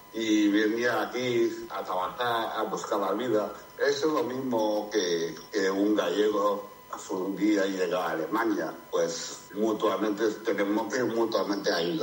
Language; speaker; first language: Spanish; non-native, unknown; Chinese